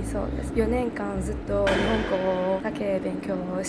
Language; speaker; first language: Japanese; non-native, learner; Chinese